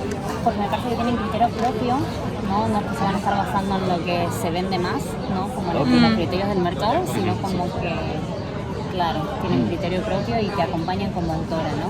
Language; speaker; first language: Spanish; native; Spanish